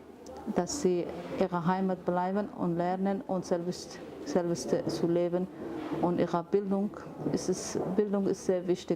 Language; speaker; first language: German; non-native, fluent; Somali